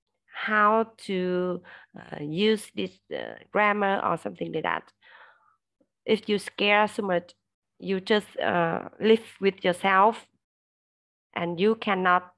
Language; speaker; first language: English; non-native, learner; Vietnamese